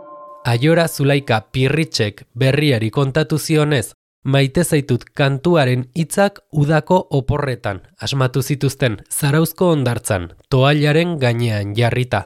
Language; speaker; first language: Basque; native; Basque